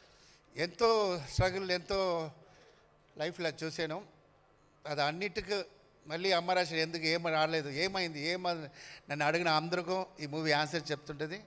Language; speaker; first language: Telugu; non-native, learner; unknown